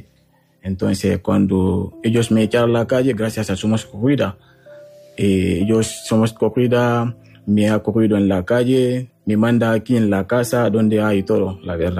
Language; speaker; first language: Spanish; non-native, learner; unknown